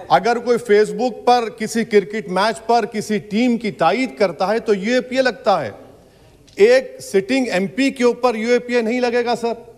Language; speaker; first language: Hindi; non-native, local second language; Urdu